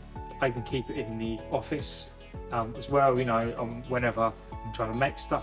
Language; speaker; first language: English; native; English